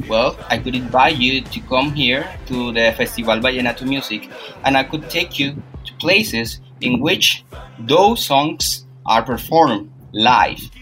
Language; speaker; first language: English; non-native, fluent; Spanish